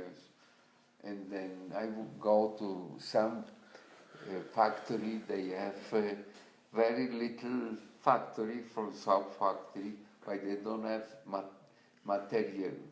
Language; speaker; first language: English; non-native, learner; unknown